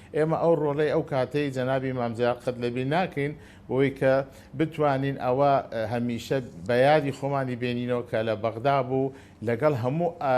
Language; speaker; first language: Central Kurdish; non-native, local second language; Azerbaijani